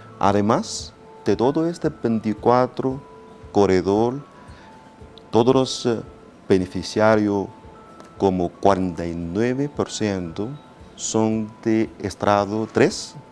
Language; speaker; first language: Spanish; non-native, learner; Chinese